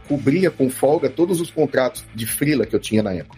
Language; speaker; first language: Portuguese; native; Portuguese